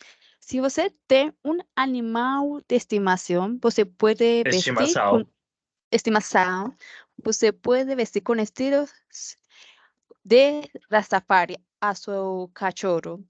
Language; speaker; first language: Portuguese; non-native, fluent; Spanish